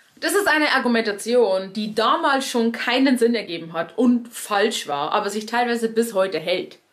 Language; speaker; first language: German; native; German